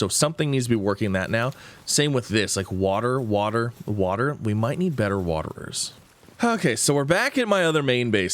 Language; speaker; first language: English; native; English